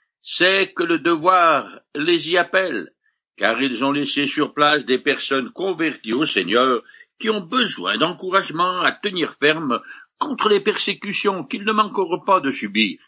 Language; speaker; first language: French; native; French